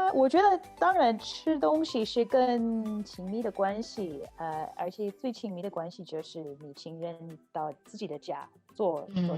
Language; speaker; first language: Chinese; non-native, fluent; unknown